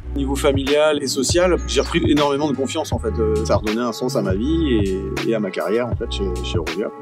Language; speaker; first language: French; native; French